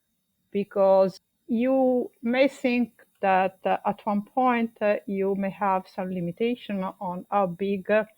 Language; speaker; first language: English; non-native, fluent; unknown